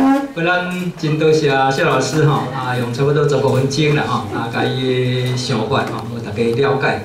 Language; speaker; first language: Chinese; non-native, local second language; Min Nan Chinese